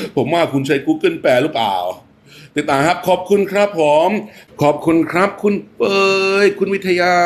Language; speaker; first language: Thai; non-native, fluent; English